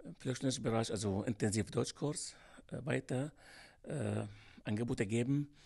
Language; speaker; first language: German; non-native, learner; Arabic